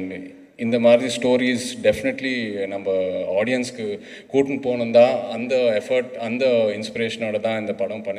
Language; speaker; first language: Tamil; non-native, local second language; Telugu